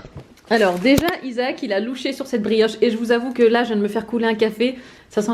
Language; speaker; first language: French; native; French